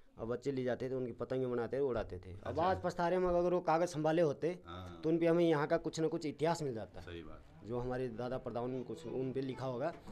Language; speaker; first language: Hindi; non-native, local second language; Garhwali